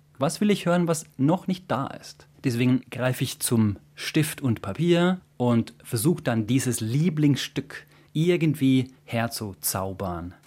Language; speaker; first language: German; non-native, fluent; Swedish